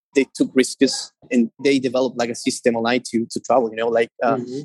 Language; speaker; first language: English; non-native, fluent; Spanish